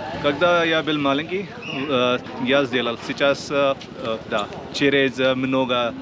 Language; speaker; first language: Russian; non-native, learner; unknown